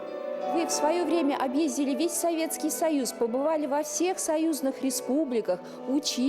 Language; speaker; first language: Russian; native; Russian